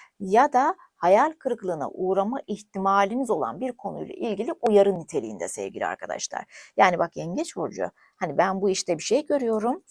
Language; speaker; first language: Turkish; native; Turkish